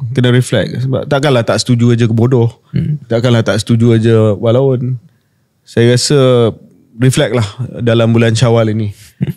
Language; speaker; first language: Malay; native; Malay